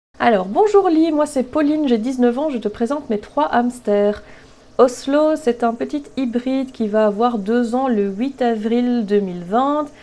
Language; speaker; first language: French; native; French